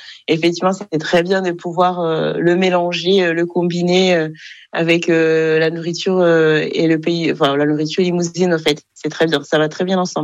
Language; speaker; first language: French; non-native, local second language; Kinyarwanda